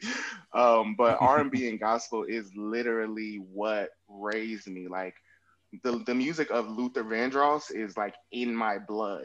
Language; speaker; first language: English; native; English